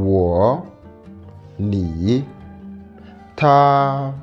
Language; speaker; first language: Chinese; non-native, fluent; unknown